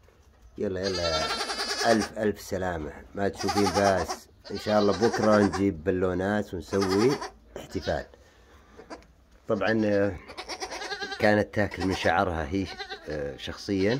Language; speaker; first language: Arabic; native; Arabic